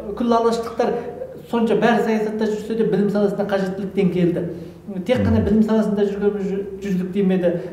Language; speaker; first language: Kazakh; native; Kazakh